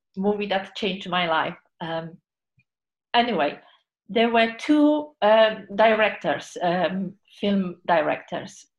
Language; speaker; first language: English; non-native, fluent; Polish